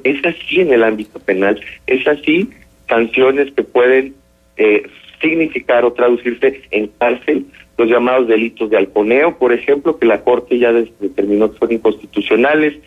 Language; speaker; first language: Spanish; native; Spanish